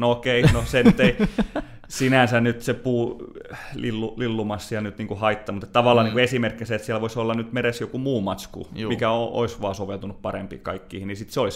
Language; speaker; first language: Finnish; native; Finnish